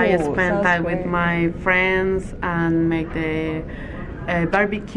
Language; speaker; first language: English; non-native, learner; Spanish